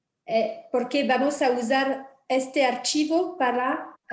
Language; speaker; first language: Spanish; non-native, fluent; French